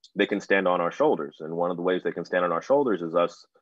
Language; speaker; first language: English; native; English